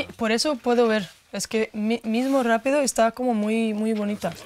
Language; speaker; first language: Spanish; non-native, fluent; Portuguese